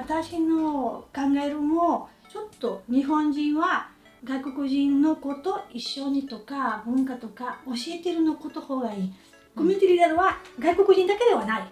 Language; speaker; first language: Japanese; non-native, learner; Spanish